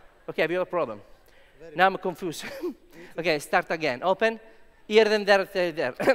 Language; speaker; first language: English; non-native, learner; Italian